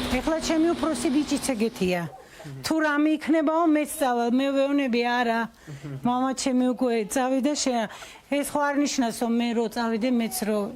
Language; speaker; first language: Georgian; non-native, local second language; Azerbaijani